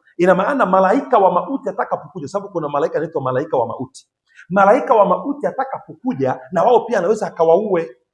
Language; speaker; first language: Swahili; native; Swahili